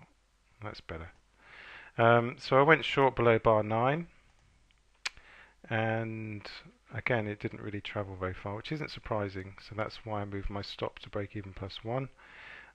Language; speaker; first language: English; native; English